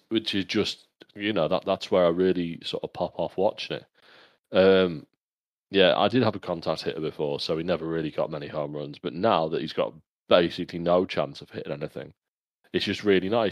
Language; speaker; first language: English; native; English